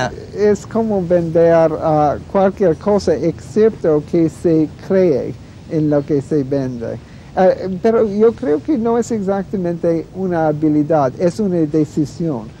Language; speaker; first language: Spanish; non-native, fluent; English